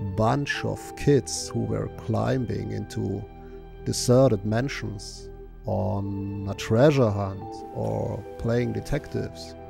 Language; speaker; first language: English; non-native, fluent; German